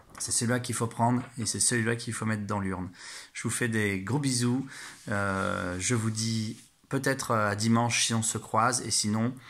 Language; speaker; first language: French; native; French